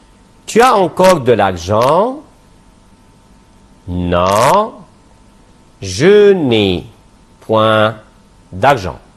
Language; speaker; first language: French; non-native, fluent; Arabic